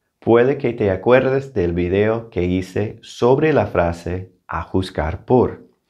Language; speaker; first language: Spanish; non-native, fluent; English